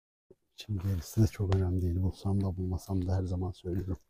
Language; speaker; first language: Turkish; native; Turkish